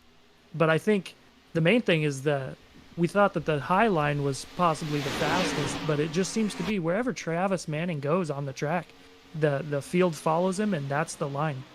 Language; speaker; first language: English; native; English